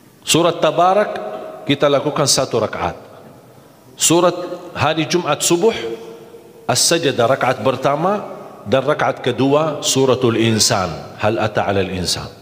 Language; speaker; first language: Malay; non-native, fluent; Arabic